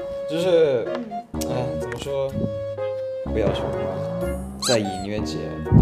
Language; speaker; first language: Chinese; non-native, learner; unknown